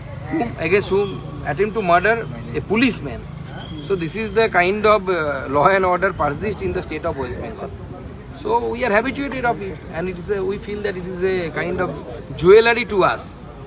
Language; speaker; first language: English; non-native, local second language; Bangla